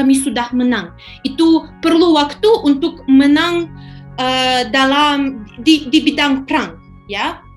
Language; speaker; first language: Indonesian; non-native, fluent; Ukrainian